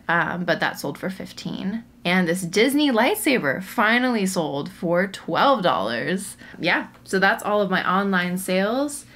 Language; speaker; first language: English; native; English